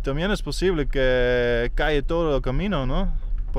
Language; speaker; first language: Spanish; non-native, learner; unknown